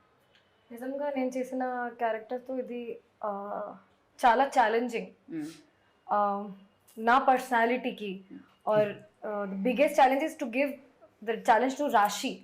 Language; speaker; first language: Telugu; non-native, learner; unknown